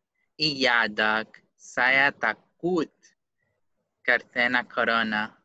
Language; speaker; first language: Indonesian; non-native, learner; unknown